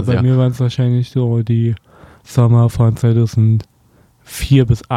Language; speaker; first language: German; native; German